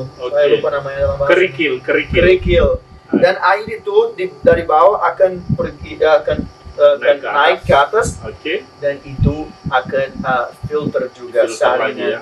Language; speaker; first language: Indonesian; non-native, learner; Spanish